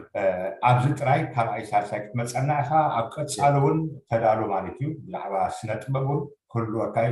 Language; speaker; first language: Tigrinya; native; Tigrinya